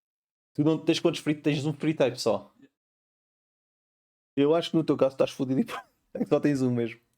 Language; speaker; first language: Portuguese; native; Portuguese